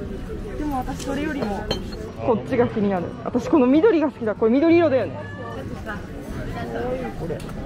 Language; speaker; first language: Japanese; native; Japanese